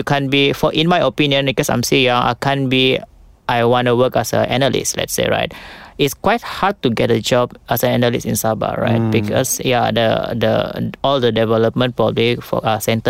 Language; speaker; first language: English; non-native, local second language; Malay